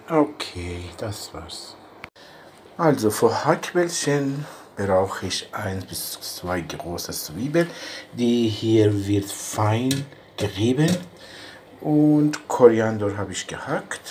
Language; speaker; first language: German; non-native, fluent; Persian